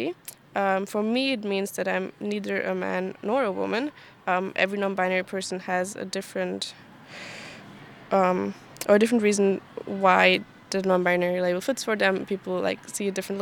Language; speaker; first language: English; non-native, fluent; German